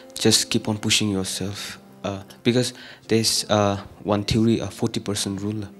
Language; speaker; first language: English; non-native, fluent; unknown